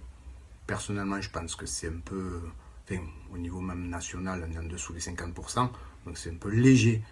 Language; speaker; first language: French; native; French